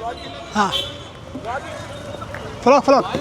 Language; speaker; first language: Hindi; non-native, learner; Somali